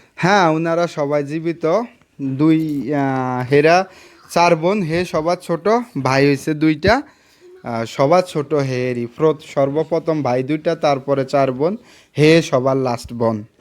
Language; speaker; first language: Bangla; native; Bangla